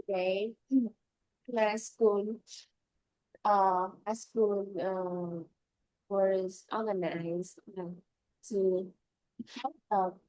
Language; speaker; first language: English; non-native, learner; Vietnamese